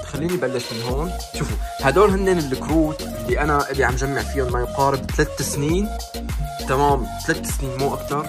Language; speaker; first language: Arabic; native; Arabic